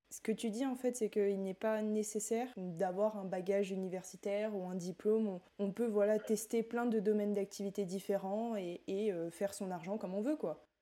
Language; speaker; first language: French; native; French